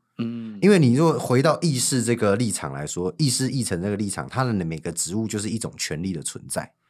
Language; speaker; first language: Chinese; native; Chinese